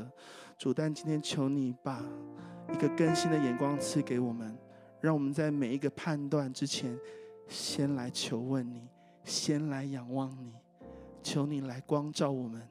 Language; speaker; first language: Chinese; native; Chinese